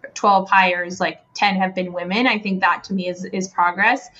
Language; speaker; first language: English; non-native, fluent; Spanish